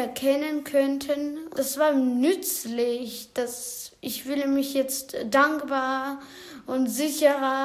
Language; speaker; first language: German; non-native, learner; Ukrainian